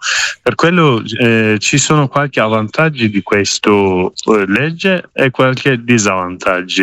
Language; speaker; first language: Italian; non-native, learner; Kurdish